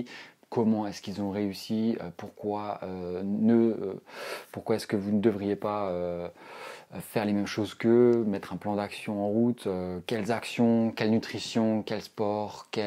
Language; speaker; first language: French; native; French